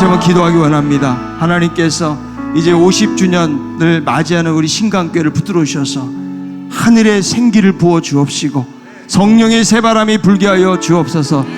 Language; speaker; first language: Korean; native; Korean